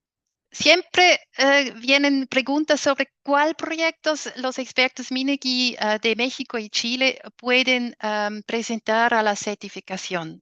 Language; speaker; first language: Spanish; non-native, fluent; German